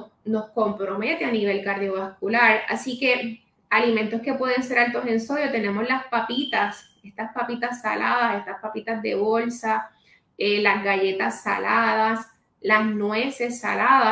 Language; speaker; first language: Spanish; native; Spanish